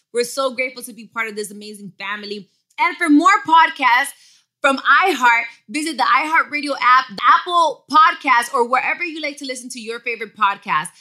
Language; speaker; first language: English; early bilingual, other home language; Spanish